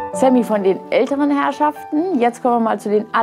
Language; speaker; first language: German; native; German